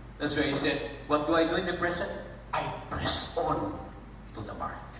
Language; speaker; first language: English; non-native, local second language; Filipino